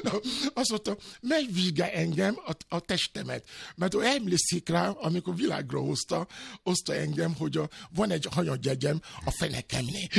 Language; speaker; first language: Hungarian; non-native, learner; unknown